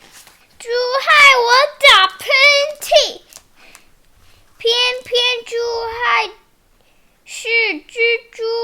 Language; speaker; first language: Chinese; early bilingual, heritage; Chinese